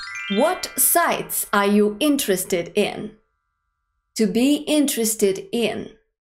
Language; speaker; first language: English; non-native, fluent; Russian